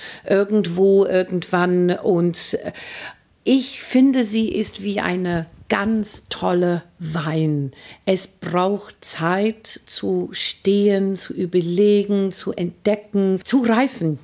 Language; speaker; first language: German; non-native, fluent; English